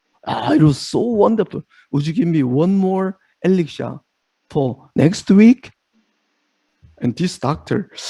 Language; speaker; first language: English; non-native, fluent; Korean